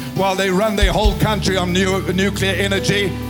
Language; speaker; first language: English; non-native, local second language; Afrikaans